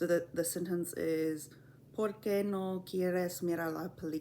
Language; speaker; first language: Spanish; non-native, learner; English